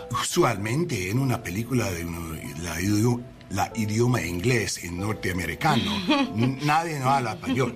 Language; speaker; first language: Spanish; non-native, learner; English